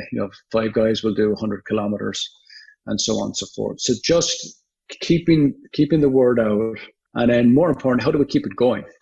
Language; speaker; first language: English; native; English